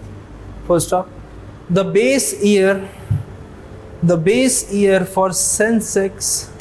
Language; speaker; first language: English; non-native, local second language; Hindi